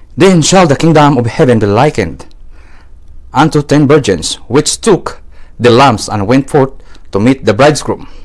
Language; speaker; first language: English; non-native, local second language; Filipino